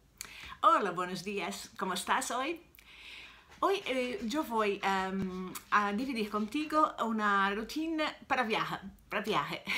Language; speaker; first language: Spanish; non-native, learner; Italian